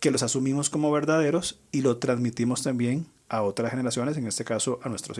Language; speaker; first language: Spanish; native; Spanish